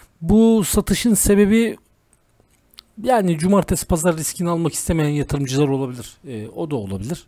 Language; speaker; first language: Turkish; native; Turkish